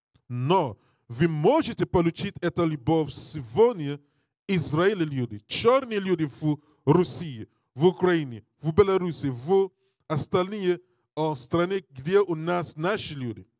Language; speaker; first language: Russian; non-native, learner; English